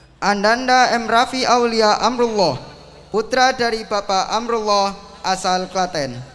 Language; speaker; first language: Indonesian; native; Indonesian